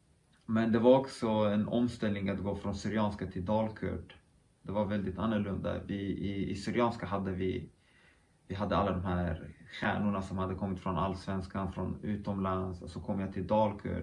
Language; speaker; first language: Swedish; early bilingual, other home language; Kurdish